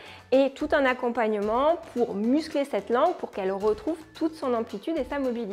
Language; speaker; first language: French; native; French